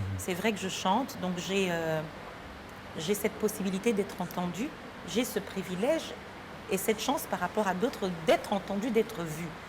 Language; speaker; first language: French; native; French